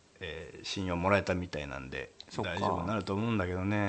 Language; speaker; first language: Japanese; native; Japanese